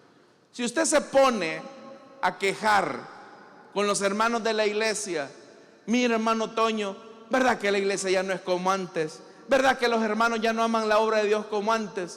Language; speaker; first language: Spanish; native; Spanish